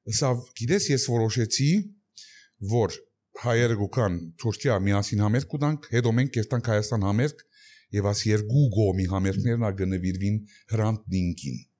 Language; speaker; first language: Armenian; early bilingual, heritage; Armenian